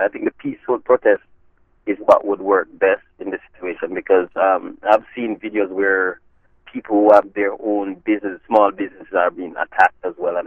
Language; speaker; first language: English; non-native, local second language; Jamaican Creole English